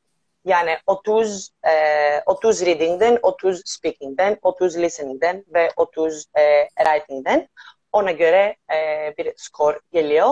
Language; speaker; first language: Turkish; non-native, learner; Greek